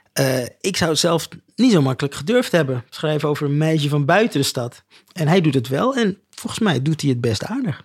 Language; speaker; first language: Dutch; native; Dutch